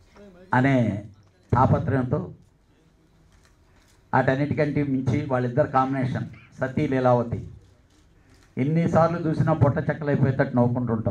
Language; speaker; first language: Telugu; native; Telugu